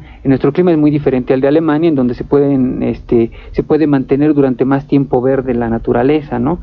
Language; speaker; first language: Spanish; native; Spanish